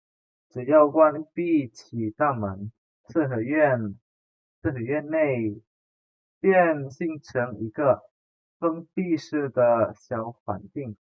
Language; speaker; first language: Chinese; non-native, fluent; Indonesian